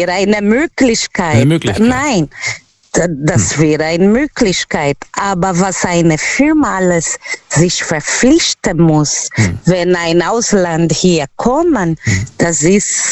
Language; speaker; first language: German; non-native, learner; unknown